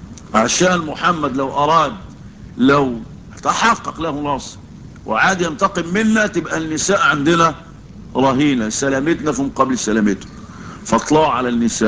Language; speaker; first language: Arabic; native; Arabic